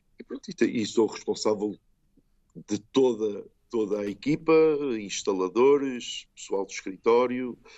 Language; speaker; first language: Portuguese; early bilingual, heritage; Portuguese